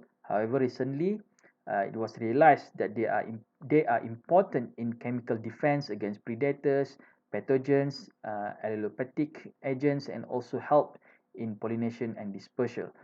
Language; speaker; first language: English; non-native, fluent; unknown